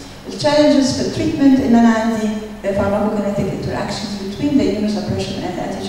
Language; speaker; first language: English; non-native, fluent; Arabic